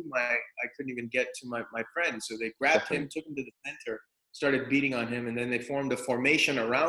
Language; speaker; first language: English; native; English